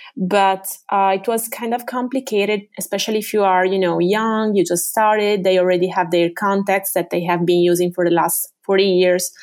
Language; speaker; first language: English; non-native, fluent; Italian